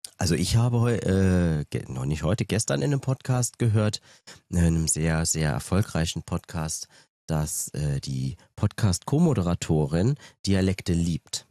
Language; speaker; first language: German; native; German